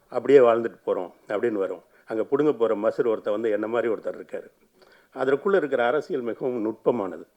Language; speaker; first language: Tamil; native; Tamil